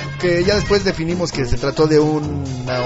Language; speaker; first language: Spanish; native; Spanish